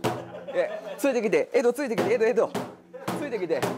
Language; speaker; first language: Japanese; native; Japanese